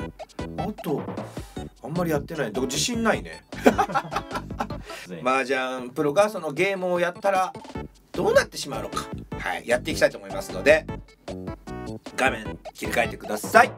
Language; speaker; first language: Japanese; native; Japanese